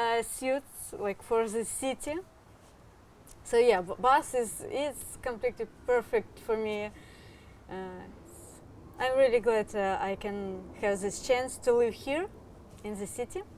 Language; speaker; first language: English; non-native, learner; Ukrainian